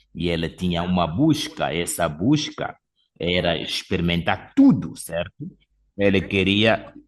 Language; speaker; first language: Portuguese; non-native, fluent; English